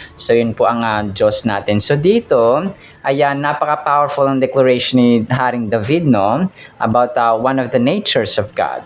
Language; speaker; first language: Filipino; non-native, local second language; Hiligaynon